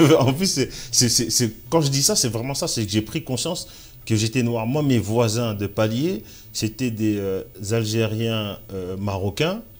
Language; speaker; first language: French; early bilingual, other home language; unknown